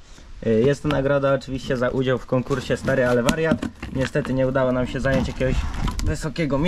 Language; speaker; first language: Polish; native; Polish